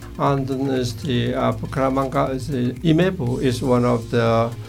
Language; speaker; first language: English; non-native, learner; Korean